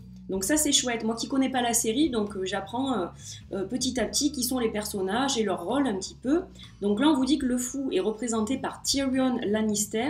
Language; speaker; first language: French; native; French